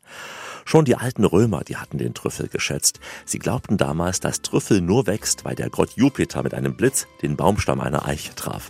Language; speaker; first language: German; native; German